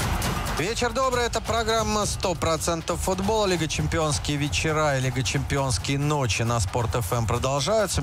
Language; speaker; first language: Russian; native; Russian